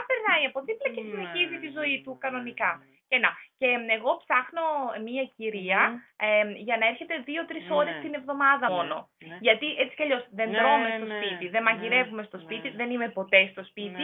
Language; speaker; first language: Greek; non-native, learner; German